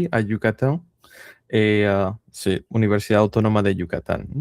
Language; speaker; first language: French; non-native, fluent; Spanish